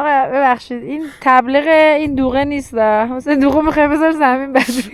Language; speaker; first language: Persian; native; Persian